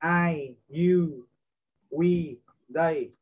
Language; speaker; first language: English; non-native, fluent; Vietnamese